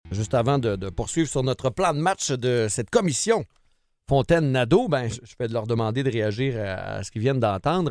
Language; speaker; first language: French; native; French